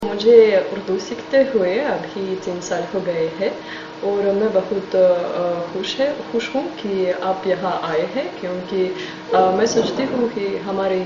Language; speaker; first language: Hindi; non-native, fluent; Russian